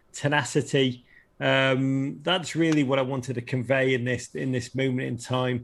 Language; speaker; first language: English; native; English